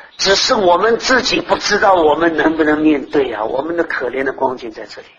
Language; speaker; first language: Chinese; early bilingual, heritage; Chinese